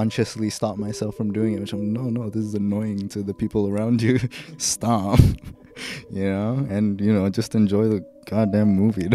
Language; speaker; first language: English; non-native, local second language; Pattani Malay